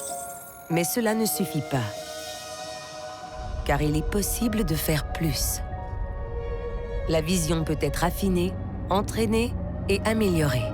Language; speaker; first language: French; native; French